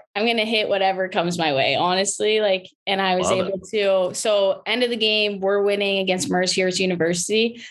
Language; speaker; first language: English; native; English